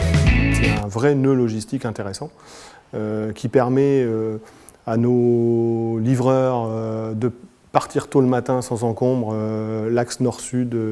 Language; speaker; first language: French; native; French